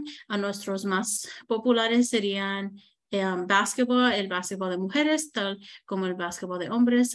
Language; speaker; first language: Spanish; early bilingual, heritage; Spanish